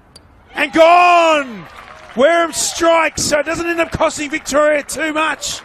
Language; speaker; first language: English; native; English